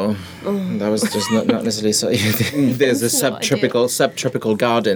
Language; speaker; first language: English; non-native, fluent; French